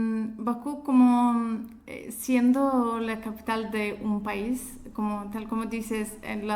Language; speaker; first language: Spanish; non-native, fluent; Azerbaijani